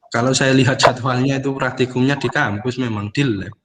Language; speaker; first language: Indonesian; native; Indonesian